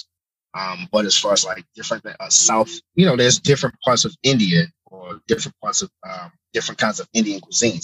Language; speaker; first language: English; native; English